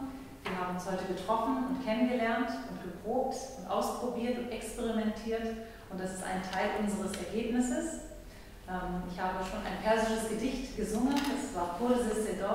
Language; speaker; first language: German; early bilingual, other home language; Persian